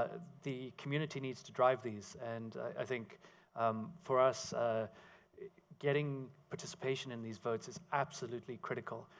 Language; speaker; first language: English; native; English